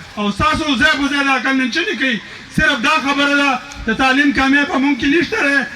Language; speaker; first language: Pashto; non-native, local second language; Gujari